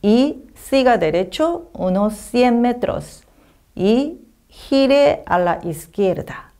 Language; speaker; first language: Spanish; non-native, learner; Korean